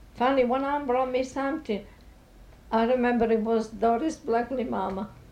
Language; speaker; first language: English; non-native, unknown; Italian